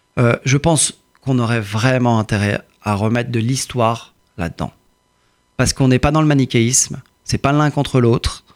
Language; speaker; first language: French; early bilingual, other home language; Persian